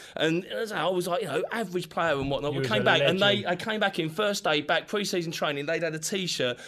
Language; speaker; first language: English; native; English